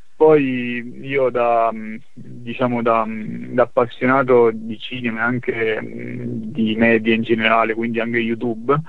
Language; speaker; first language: Italian; native; Italian